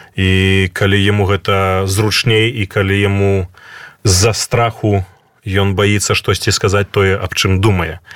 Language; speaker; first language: Belarusian; native; Belarusian